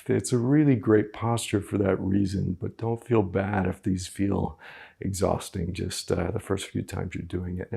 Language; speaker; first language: English; native; English